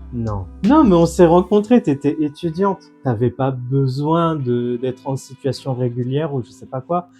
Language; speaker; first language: French; native; French